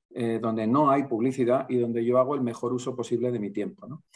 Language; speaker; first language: Spanish; native; Spanish